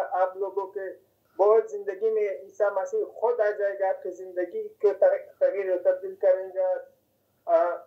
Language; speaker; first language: Hindi; non-native, fluent; Persian